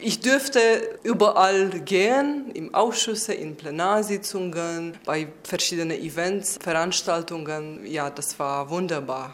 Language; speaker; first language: German; non-native, fluent; Romanian